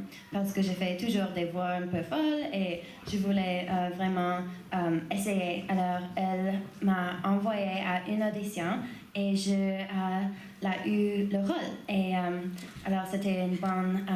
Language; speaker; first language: French; non-native, learner; English